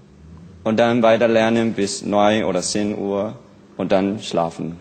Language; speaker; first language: German; non-native, learner; Burmese